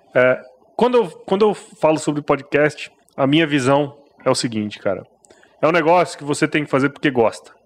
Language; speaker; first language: Portuguese; native; Portuguese